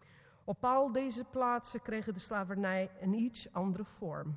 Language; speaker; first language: Dutch; non-native, fluent; Portuguese